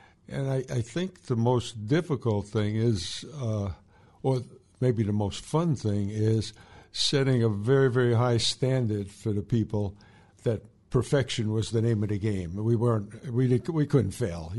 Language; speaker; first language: English; native; English